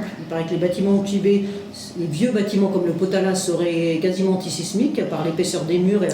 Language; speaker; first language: French; native; French